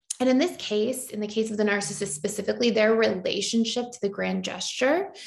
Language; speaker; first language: English; native; English